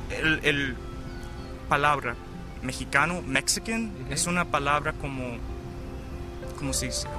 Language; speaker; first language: Spanish; early bilingual, heritage; English